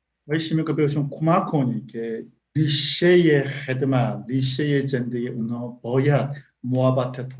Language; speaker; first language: Persian; non-native, learner; Korean